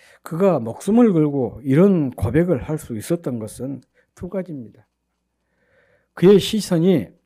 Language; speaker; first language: Korean; native; Korean